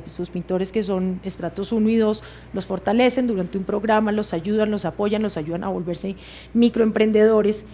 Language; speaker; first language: Spanish; native; Spanish